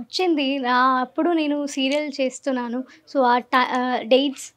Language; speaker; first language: Telugu; non-native, learner; Malayalam